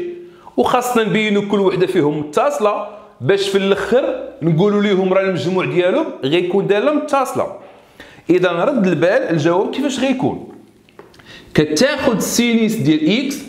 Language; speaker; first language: Arabic; native; Arabic